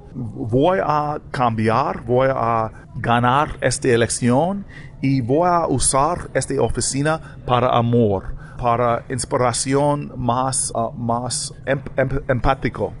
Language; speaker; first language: Spanish; non-native, learner; English